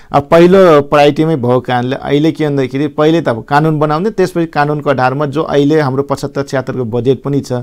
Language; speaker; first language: Nepali; non-native, local second language; Rana Tharu